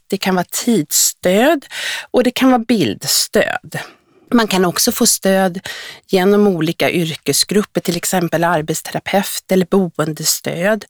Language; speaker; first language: Swedish; native; Swedish